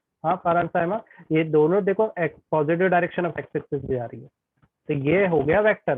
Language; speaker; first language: Hindi; native; Hindi